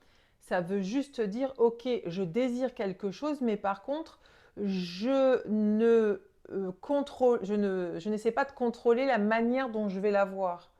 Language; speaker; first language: French; native; French